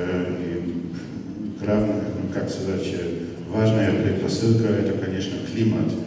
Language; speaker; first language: Russian; non-native, fluent; German